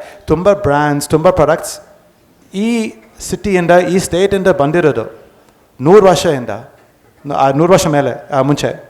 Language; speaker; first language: Kannada; non-native, fluent; English